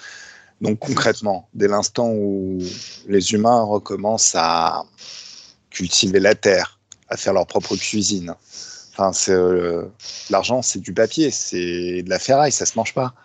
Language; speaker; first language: French; native; French